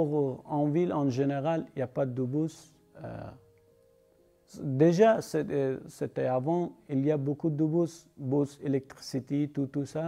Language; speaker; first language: French; non-native, learner; Persian